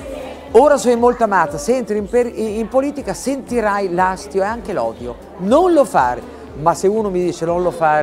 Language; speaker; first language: Italian; native; Italian